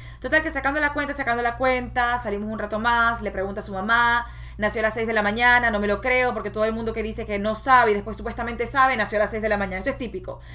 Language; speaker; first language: Spanish; native; Spanish